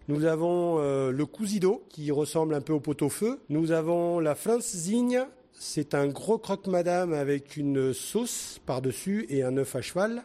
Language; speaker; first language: French; early bilingual, other home language; Portuguese